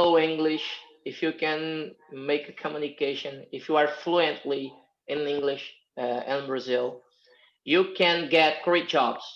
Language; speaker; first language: English; non-native, fluent; Portuguese